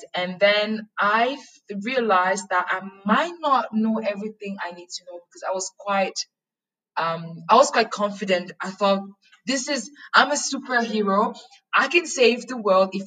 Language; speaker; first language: English; non-native, local second language; French